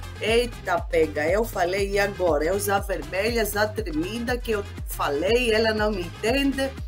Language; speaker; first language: Portuguese; non-native, fluent; Greek